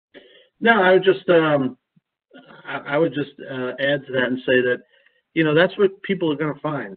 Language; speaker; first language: English; native; English